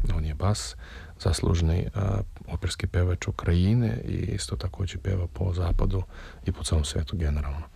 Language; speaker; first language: Serbian; non-native, fluent; Russian